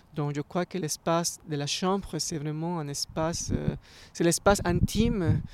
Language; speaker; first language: French; non-native, fluent; Spanish